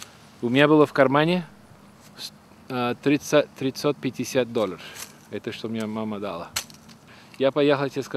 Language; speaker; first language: Russian; early bilingual, heritage; Russian